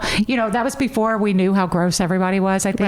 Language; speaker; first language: English; native; English